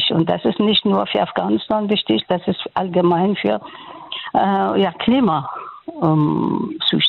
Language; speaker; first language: German; non-native, learner; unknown